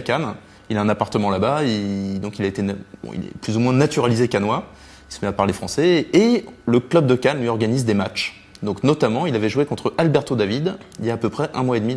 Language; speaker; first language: French; native; French